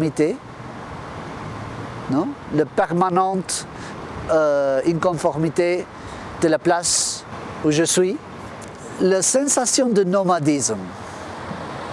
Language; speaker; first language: French; non-native, fluent; Spanish